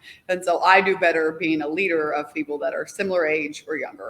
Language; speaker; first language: English; native; English